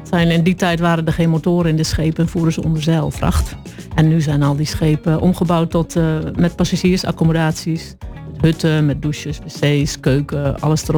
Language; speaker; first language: Dutch; native; Dutch